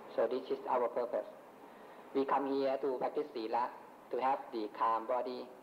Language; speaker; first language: English; non-native, fluent; Thai